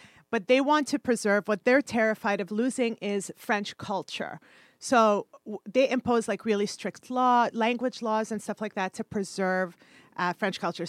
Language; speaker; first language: English; native; English